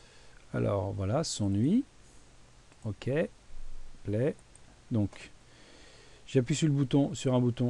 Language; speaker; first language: French; native; French